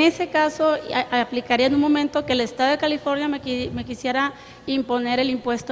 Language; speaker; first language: Spanish; native; Spanish